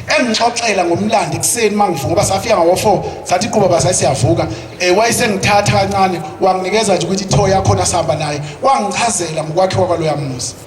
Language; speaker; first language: Zulu; native; Zulu